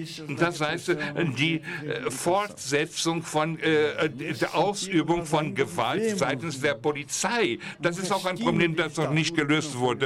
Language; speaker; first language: German; non-native, fluent; Portuguese